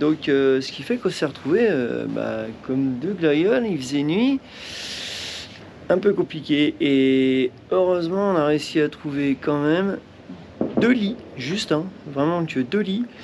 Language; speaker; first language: French; native; French